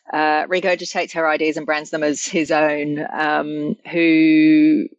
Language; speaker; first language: English; native; English